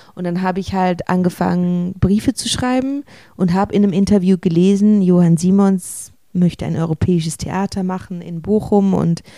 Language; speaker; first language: German; native; German